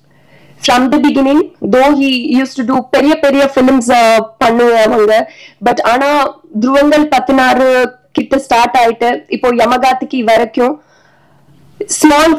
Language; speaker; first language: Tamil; non-native, learner; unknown